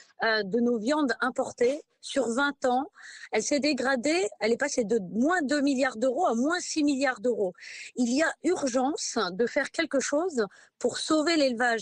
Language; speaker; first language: French; native; French